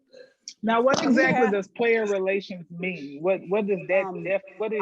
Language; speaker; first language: English; native; English